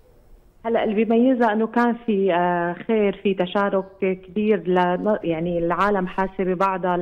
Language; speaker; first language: Arabic; native; Arabic